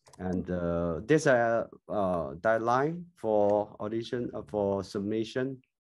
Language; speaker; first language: English; non-native, learner; Chinese